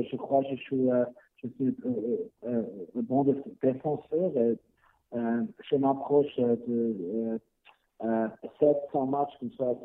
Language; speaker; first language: French; non-native, learner; Swiss German